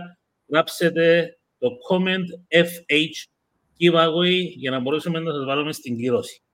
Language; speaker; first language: Greek; native; Greek